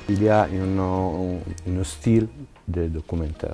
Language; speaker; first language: French; non-native, learner; Italian